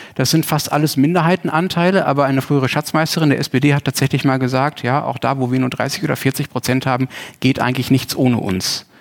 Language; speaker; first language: German; native; German